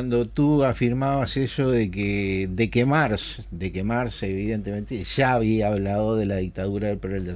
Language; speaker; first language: Spanish; native; Spanish